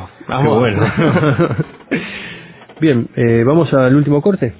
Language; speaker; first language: Spanish; native; Spanish